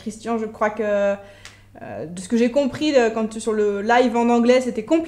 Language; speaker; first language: French; native; French